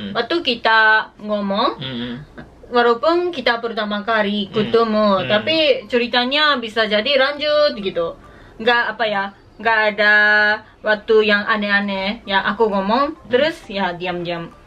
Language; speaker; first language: Indonesian; non-native, learner; Japanese